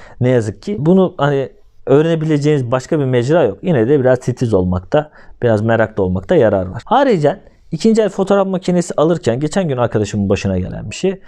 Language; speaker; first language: Turkish; native; Turkish